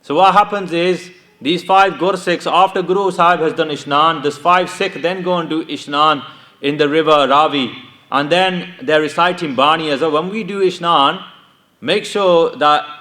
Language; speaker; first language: English; early bilingual, other home language; Punjabi